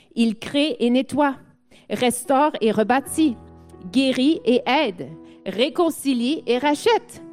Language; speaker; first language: French; native; French